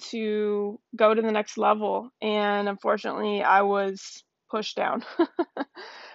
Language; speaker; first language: English; native; English